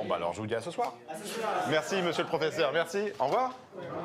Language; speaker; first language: French; native; French